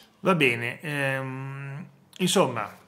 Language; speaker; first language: Italian; native; Italian